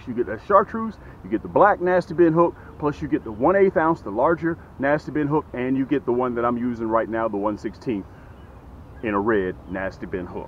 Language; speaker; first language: English; native; English